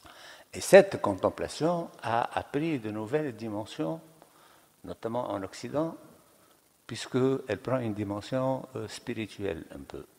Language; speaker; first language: French; non-native, local second language; Arabic